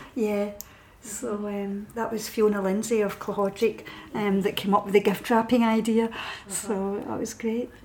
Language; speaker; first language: English; native; English